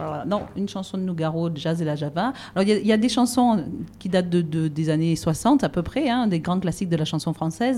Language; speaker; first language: French; native; French